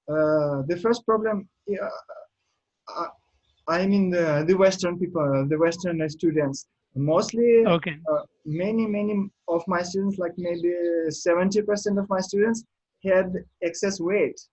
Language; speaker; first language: English; non-native, learner; Russian